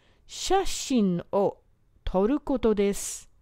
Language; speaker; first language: Japanese; non-native, fluent; English